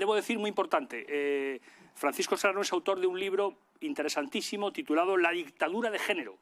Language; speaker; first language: Spanish; native; Spanish